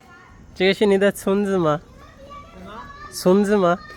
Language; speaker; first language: Chinese; non-native, learner; Bangla